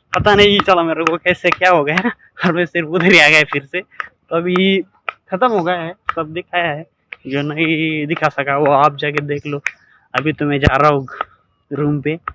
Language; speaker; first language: Hindi; non-native, local second language; Marathi